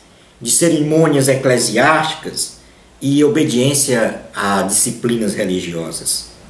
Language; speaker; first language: Portuguese; native; Portuguese